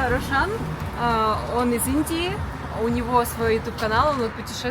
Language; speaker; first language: Russian; native; Russian